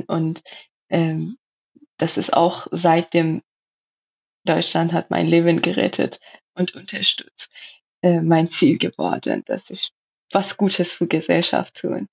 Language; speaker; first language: German; non-native, learner; Persian